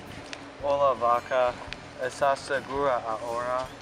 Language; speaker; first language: Spanish; non-native, learner; English